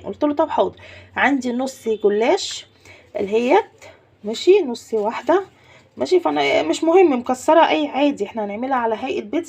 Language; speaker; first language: Arabic; native; Arabic